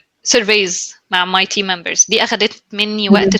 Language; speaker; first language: Arabic; native; Arabic